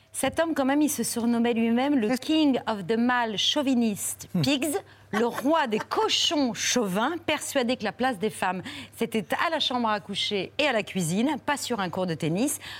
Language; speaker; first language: French; native; French